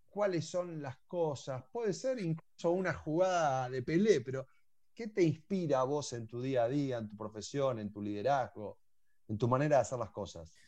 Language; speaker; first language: Spanish; native; Spanish